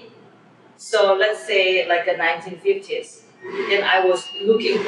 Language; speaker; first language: English; non-native, fluent; Korean